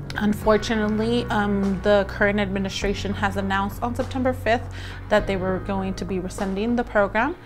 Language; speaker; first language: English; early bilingual, other home language; Spanish